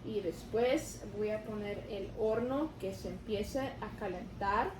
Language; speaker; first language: Spanish; early bilingual, other home language; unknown